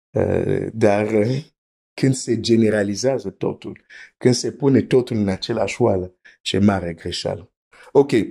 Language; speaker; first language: Romanian; native; Romanian